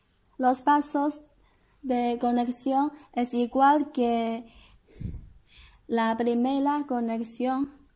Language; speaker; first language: Spanish; non-native, learner; Chinese